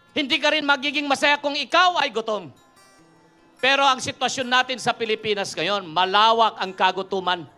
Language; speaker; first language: Filipino; non-native, local second language; Iloko